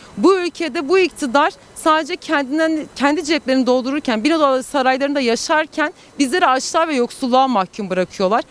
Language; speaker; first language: Turkish; native; Turkish